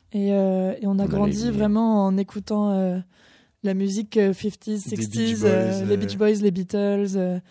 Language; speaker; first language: French; native; French